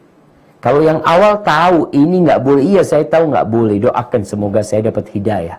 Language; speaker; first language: Indonesian; native; Indonesian